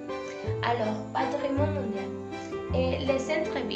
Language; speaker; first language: French; non-native, learner; Spanish